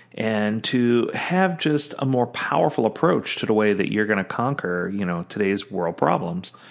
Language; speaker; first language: English; native; English